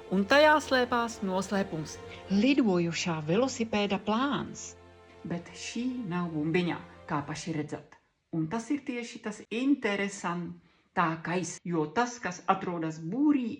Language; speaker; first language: Latvian; non-native, fluent; Czech